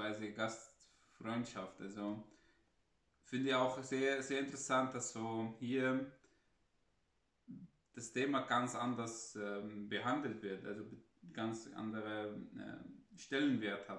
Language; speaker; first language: German; non-native, fluent; Arabic